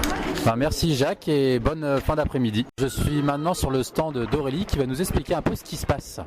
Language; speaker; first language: French; native; French